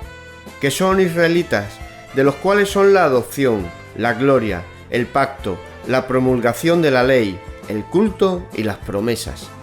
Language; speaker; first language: Spanish; native; Spanish